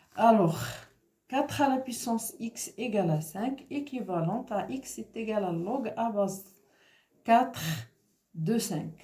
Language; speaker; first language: French; non-native, local second language; Arabic